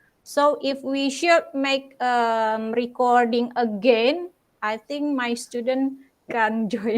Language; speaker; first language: English; non-native, learner; Indonesian